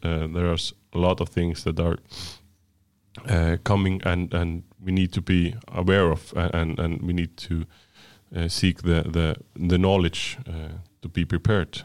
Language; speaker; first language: English; non-native, fluent; Icelandic